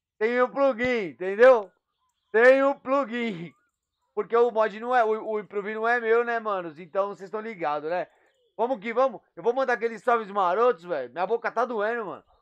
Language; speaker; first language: Portuguese; native; Portuguese